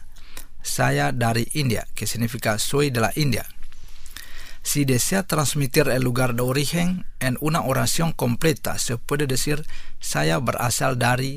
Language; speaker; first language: Spanish; non-native, fluent; Indonesian